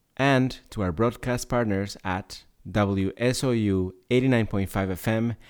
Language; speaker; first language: English; non-native, fluent; Spanish